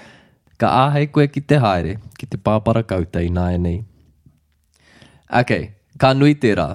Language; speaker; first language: Māori; non-native, local second language; English